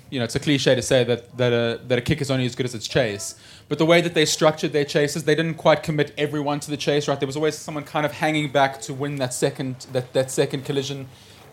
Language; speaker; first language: English; native; English